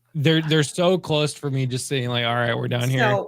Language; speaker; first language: English; native; English